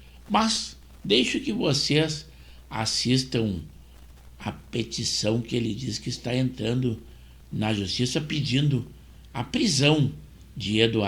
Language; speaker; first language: Portuguese; native; Portuguese